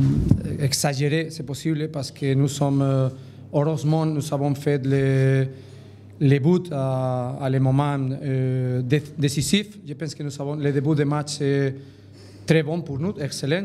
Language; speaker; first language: French; non-native, learner; Spanish